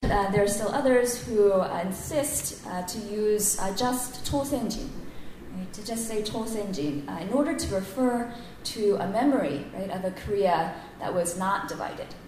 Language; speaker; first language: English; native; English